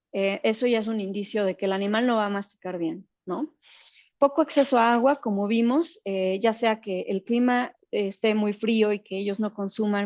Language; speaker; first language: Spanish; native; Spanish